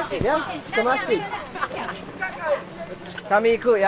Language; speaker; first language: Indonesian; non-native, learner; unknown